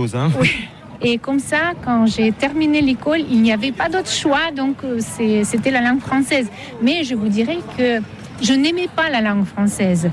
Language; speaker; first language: French; non-native, fluent; Russian